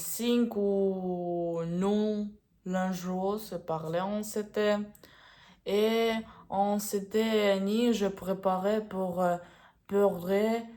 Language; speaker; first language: French; non-native, learner; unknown